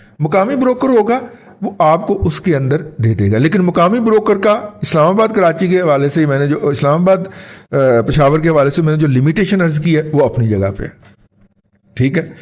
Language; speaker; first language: Urdu; non-native, local second language; Punjabi